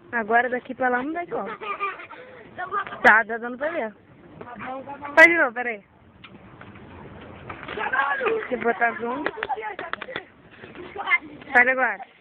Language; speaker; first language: Portuguese; native; Portuguese